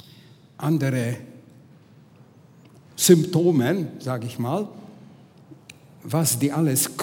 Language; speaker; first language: German; non-native, fluent; Hungarian